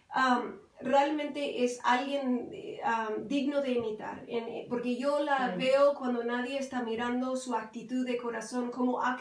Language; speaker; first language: Spanish; non-native, fluent; English